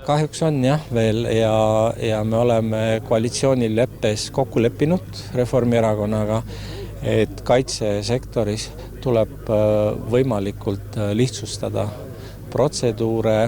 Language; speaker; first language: Estonian; native; Estonian